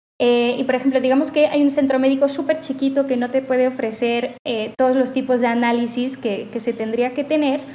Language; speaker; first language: Spanish; non-native, fluent; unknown